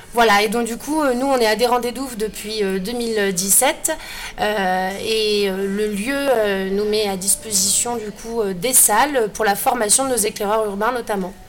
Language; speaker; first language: French; native; French